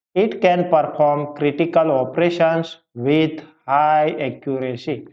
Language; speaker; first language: English; non-native, local second language; Gujarati